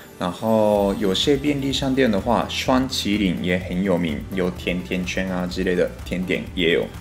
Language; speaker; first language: Chinese; non-native, fluent; Japanese